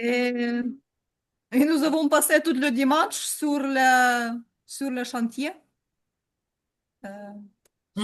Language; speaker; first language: French; non-native, learner; Ukrainian